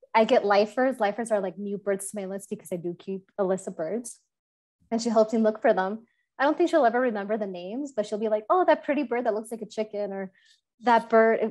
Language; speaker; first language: English; native; English